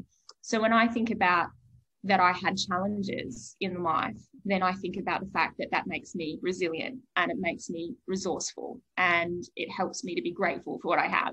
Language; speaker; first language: English; native; English